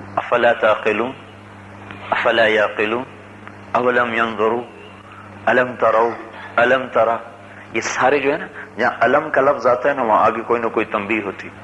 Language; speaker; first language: Urdu; non-native, local second language; Punjabi